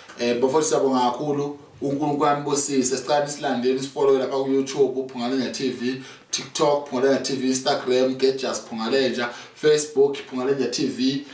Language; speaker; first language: Zulu; native; Zulu